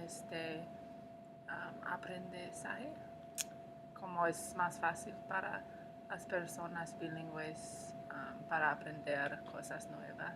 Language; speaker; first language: Spanish; non-native, learner; English